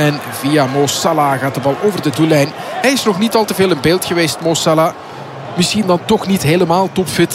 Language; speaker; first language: Dutch; native; Dutch